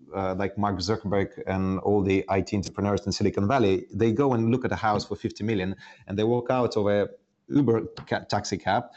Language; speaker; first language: English; non-native, fluent; Estonian